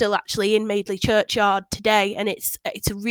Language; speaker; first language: English; native; English